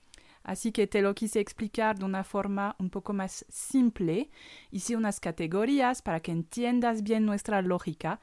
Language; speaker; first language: Spanish; non-native, fluent; French